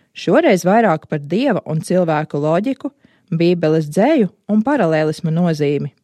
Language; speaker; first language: Latvian; native; Latvian